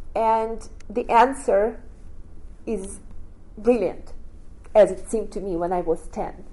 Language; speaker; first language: English; non-native, fluent; Russian